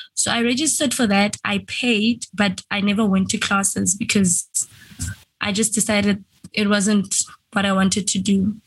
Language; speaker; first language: English; non-native, local second language; Venda